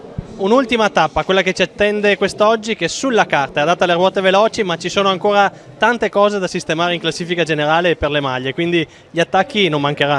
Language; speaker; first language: Italian; native; Italian